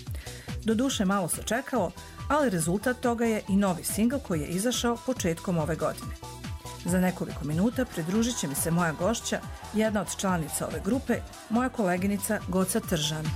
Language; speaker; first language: Croatian; native; Croatian